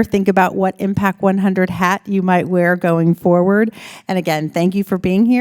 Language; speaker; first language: English; native; English